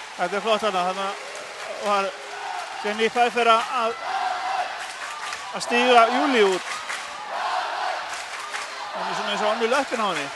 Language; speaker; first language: Icelandic; native; Icelandic